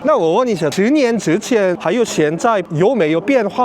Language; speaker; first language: Chinese; non-native, learner; Korean